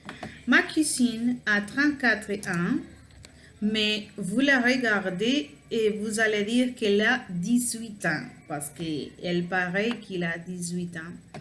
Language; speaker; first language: French; non-native, learner; Spanish